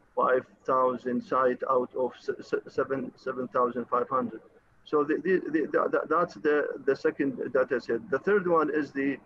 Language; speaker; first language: English; non-native, fluent; Arabic